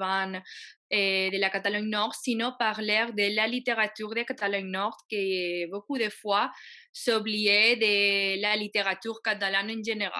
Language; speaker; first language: French; non-native, fluent; Catalan